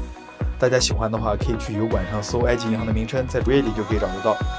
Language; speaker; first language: Chinese; native; Chinese